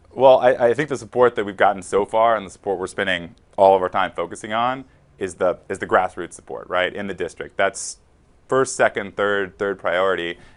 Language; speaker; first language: English; native; English